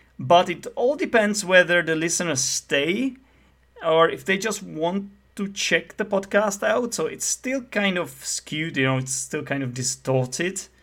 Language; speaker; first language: English; non-native, fluent; Czech